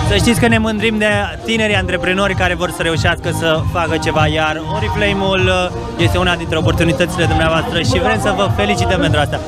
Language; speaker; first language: Romanian; native; Romanian